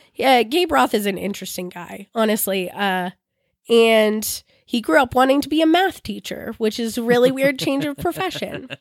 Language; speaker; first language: English; native; English